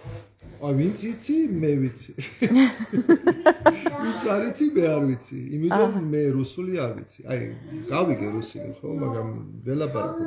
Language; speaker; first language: Georgian; non-native, learner; German